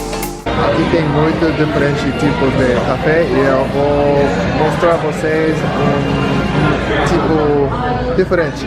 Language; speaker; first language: Portuguese; non-native, learner; English